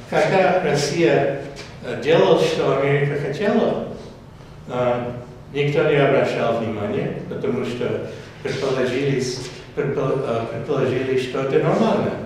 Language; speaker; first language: Russian; non-native, fluent; English